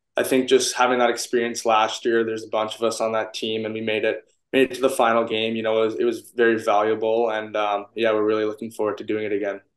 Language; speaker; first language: English; native; English